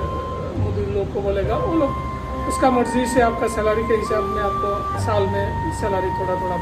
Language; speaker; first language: Hindi; non-native, fluent; Bangla